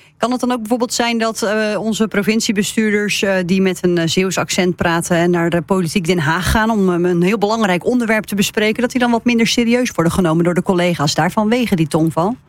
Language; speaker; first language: Dutch; native; Dutch